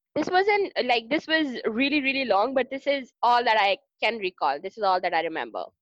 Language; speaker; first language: English; non-native, local second language; Urdu